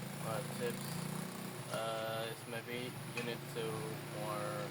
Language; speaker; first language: English; non-native, learner; Indonesian